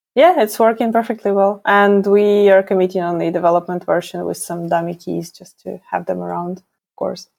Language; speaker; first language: English; non-native, fluent; Ukrainian